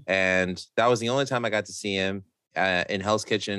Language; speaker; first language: English; native; English